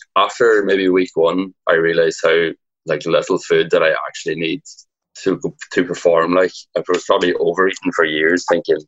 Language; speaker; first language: English; native; English